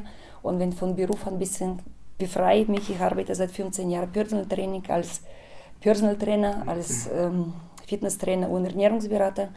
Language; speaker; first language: German; non-native, fluent; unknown